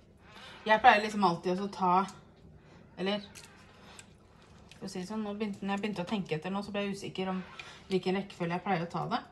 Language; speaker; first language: Norwegian; native; Norwegian